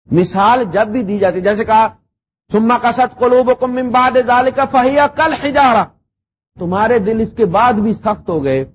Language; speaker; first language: Urdu; non-native, local second language; Punjabi